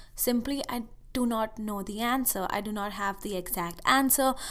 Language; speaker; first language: English; non-native, local second language; Hindi